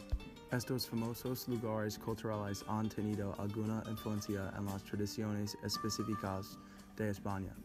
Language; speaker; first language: Spanish; non-native, learner; English